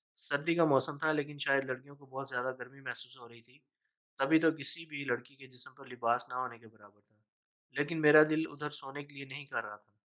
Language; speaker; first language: Urdu; native; Urdu